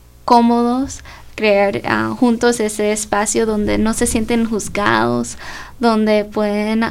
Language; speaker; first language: Spanish; early bilingual, heritage; Spanish